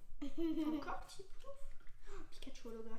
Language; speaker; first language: French; native; French